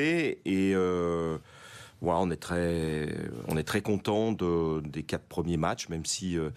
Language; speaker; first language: French; native; French